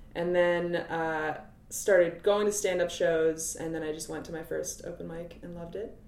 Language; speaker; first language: English; native; English